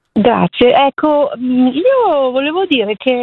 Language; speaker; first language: Italian; native; Italian